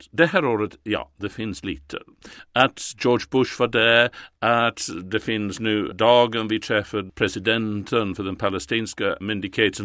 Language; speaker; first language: Swedish; non-native, fluent; English